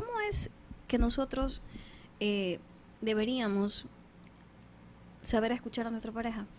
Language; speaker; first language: Spanish; native; Spanish